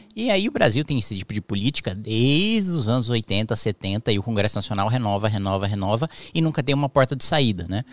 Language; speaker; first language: Portuguese; native; Portuguese